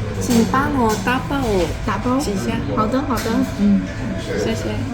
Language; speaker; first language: Chinese; non-native, learner; Korean